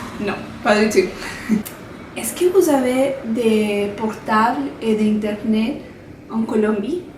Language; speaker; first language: French; non-native, fluent; Spanish